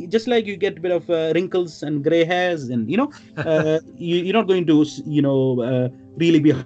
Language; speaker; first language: English; non-native, local second language; Malayalam